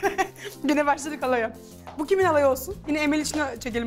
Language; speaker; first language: Turkish; native; Turkish